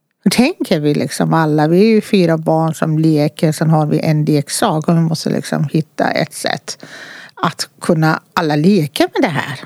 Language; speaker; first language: Swedish; non-native, fluent; Persian